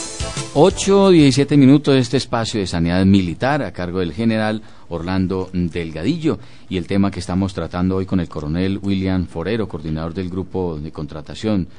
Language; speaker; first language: Spanish; native; Spanish